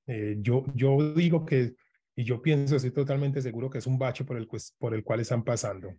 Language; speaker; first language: Spanish; native; Spanish